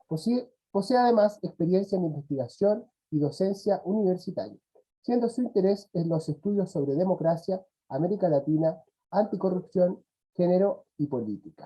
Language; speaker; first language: Spanish; native; Spanish